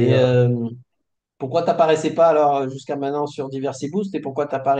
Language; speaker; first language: French; native; French